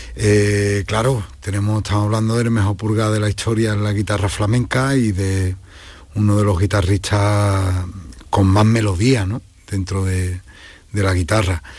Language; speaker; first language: Spanish; native; Spanish